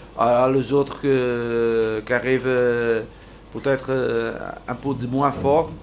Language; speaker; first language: French; non-native, learner; Portuguese